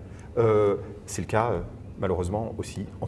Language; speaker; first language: French; native; French